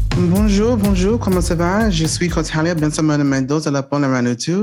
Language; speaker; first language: French; non-native, learner; English